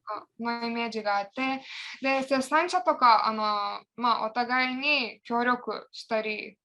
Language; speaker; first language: Japanese; non-native, fluent; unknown